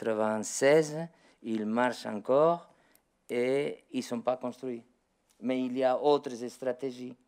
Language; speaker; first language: French; non-native, learner; Spanish